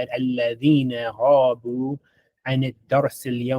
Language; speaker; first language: Arabic; non-native, learner; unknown